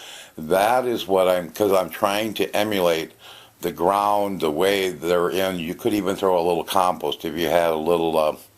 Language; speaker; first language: English; native; English